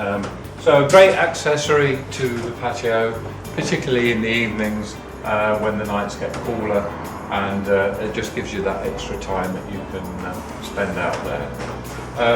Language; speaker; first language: English; native; English